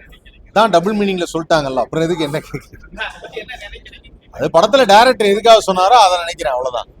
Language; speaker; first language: Tamil; native; Tamil